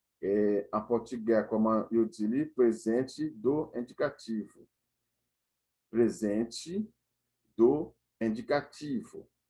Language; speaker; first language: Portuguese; non-native, fluent; Haitian Creole